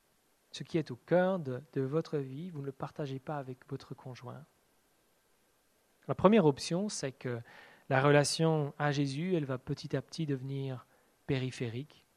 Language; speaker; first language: French; native; French